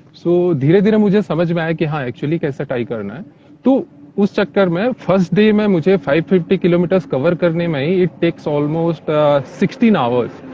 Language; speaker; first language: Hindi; native; Hindi